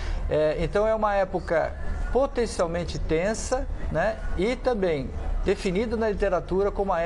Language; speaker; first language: Portuguese; native; Portuguese